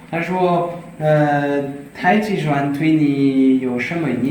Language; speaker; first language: Chinese; non-native, learner; French